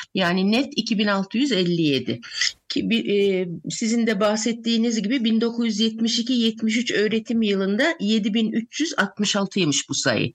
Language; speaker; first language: Turkish; native; Turkish